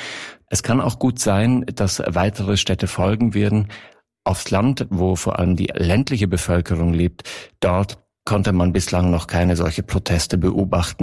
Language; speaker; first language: German; native; German